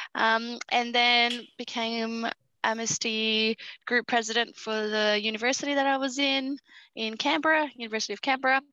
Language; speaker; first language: English; early bilingual, other home language; Portuguese